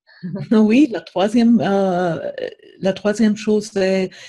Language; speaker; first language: French; non-native, fluent; German